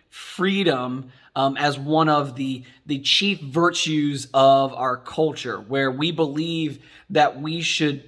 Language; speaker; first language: English; native; English